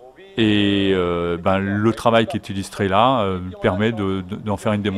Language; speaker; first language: French; native; French